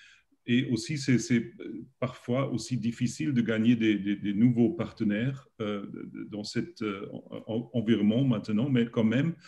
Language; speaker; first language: French; non-native, learner; German